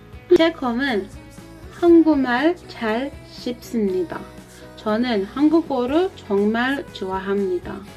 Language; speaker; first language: Korean; non-native, learner; English